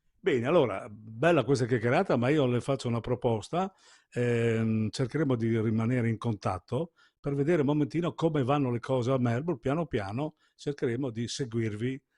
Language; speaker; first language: Italian; native; Italian